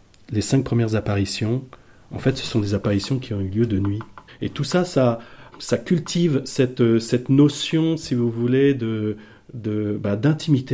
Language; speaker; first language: French; native; French